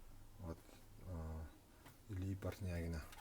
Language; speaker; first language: Russian; native; Russian